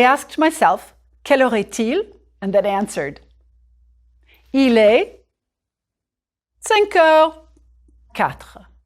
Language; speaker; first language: French; non-native, fluent; English